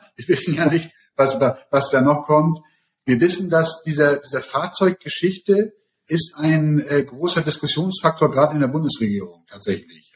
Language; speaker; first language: German; native; German